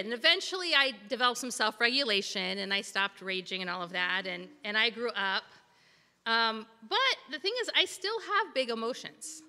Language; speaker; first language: English; native; English